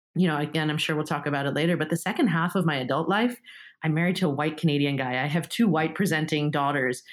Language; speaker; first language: English; early bilingual, other home language; Japanese